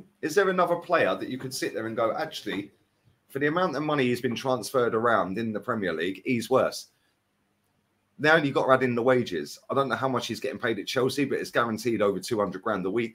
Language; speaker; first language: English; native; English